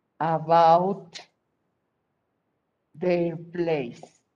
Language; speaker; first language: English; non-native, fluent; Spanish